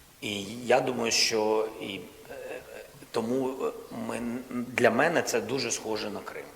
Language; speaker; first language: Ukrainian; non-native, local second language; Russian